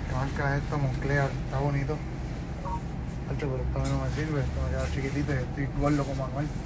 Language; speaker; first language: Spanish; native; Spanish